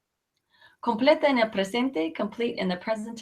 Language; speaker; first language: Spanish; non-native, fluent; English